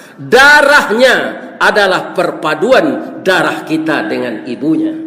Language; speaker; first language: Malay; non-native, local second language; Minangkabau